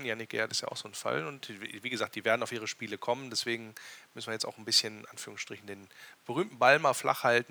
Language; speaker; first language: German; native; German